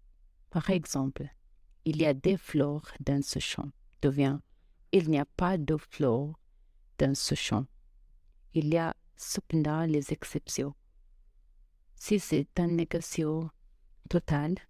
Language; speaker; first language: French; non-native, fluent; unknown